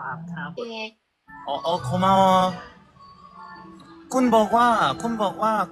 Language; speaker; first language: Thai; non-native, learner; Korean